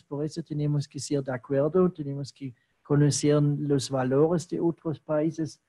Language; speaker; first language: Spanish; non-native, fluent; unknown